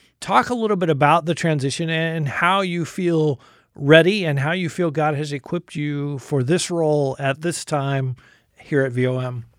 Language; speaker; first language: English; native; English